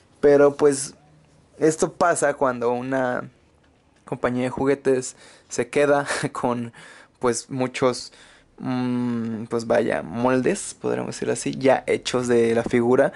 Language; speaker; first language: Spanish; native; Spanish